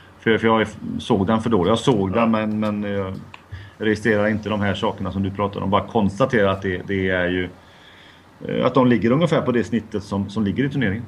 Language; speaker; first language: Swedish; native; Swedish